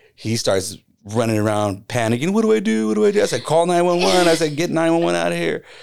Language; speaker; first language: English; native; English